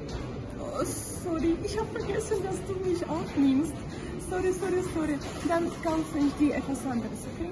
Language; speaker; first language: German; non-native, fluent; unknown